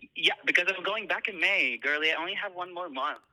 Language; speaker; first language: English; non-native, fluent; Arabic